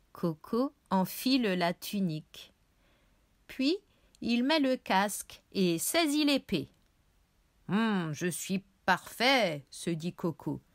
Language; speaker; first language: French; native; French